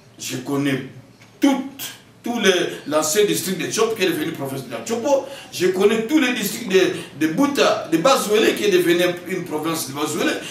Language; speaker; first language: French; non-native, local second language; Kongo